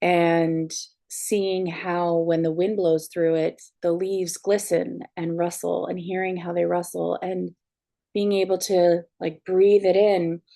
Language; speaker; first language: English; native; English